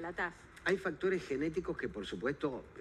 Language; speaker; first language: Spanish; native; Spanish